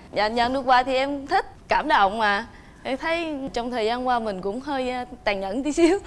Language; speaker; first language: Vietnamese; native; Vietnamese